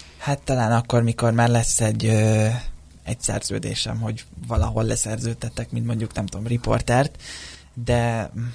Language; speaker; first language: Hungarian; native; Hungarian